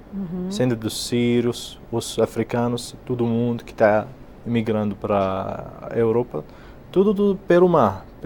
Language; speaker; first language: Portuguese; non-native, fluent; Arabic